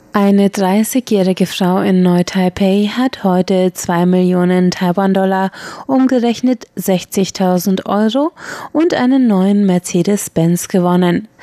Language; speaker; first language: German; native; German